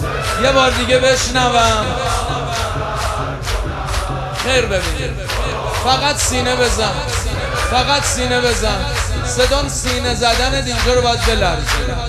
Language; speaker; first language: Persian; native; Persian